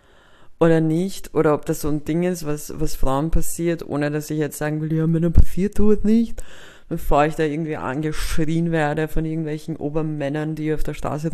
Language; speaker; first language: German; native; German